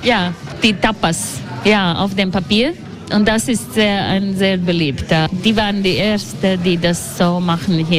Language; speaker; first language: German; non-native, learner; Latvian